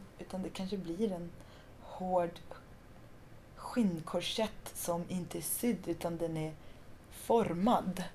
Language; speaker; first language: Swedish; early bilingual, other home language; Persian